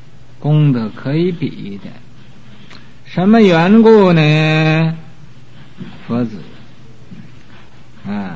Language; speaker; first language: Chinese; native; Chinese